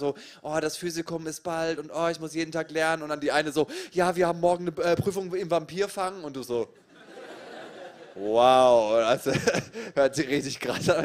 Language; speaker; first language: German; native; German